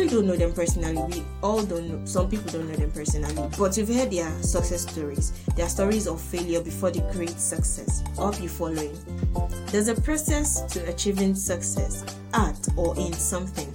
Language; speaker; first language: English; non-native, local second language; Yoruba